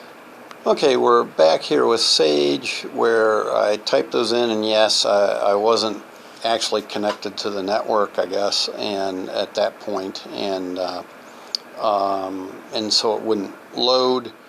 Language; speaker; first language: English; native; English